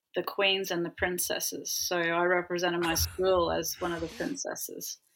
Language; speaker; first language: English; native; English